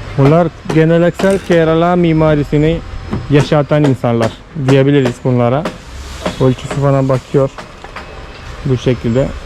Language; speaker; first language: Turkish; non-native, fluent; Malayalam